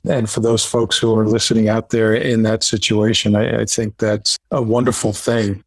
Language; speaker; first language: English; native; English